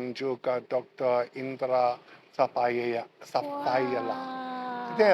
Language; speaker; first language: Indonesian; non-native, learner; English